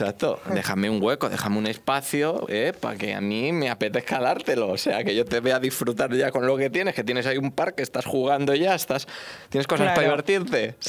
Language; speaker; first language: Spanish; native; Spanish